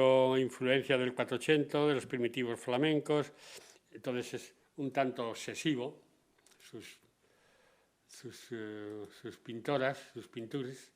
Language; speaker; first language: Spanish; native; Spanish